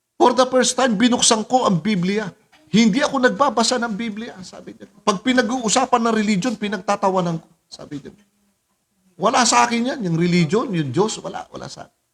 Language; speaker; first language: Filipino; native; Filipino